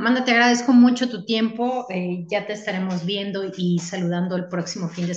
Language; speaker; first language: Spanish; native; Spanish